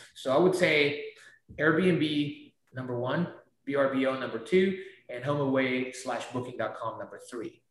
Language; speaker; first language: English; non-native, fluent; Spanish